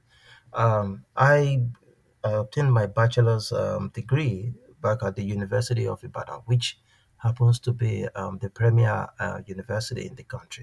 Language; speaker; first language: English; non-native, local second language; Yoruba